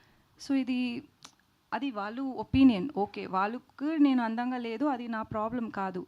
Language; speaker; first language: Telugu; non-native, learner; Tamil